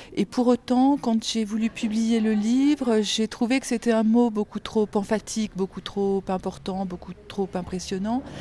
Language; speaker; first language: French; native; French